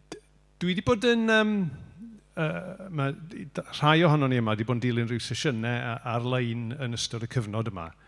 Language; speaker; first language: Welsh; native; Welsh